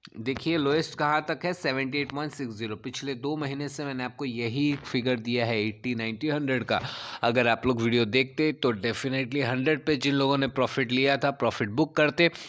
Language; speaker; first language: Hindi; native; Hindi